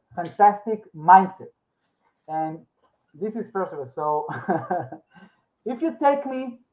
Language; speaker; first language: English; non-native, learner; Hebrew